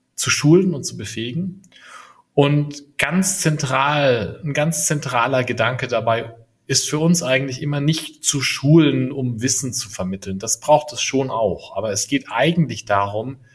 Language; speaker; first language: German; native; German